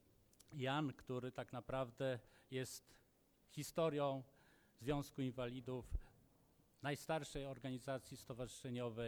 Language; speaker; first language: Polish; native; Polish